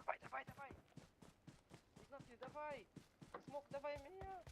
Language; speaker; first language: Russian; non-native, learner; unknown